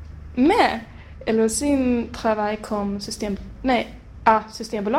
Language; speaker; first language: French; non-native, learner; Swedish